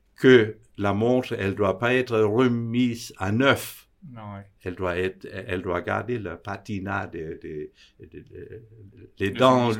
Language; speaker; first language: French; non-native, fluent; Danish